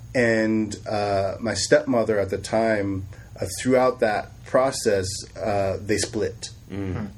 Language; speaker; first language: English; native; English